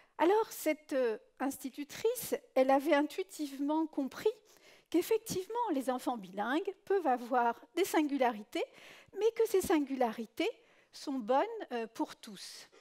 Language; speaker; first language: French; early bilingual, other home language; Spanish